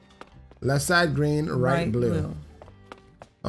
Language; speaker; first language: English; native; English